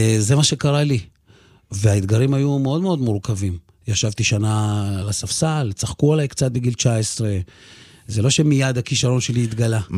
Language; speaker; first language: Hebrew; early bilingual, other home language; Russian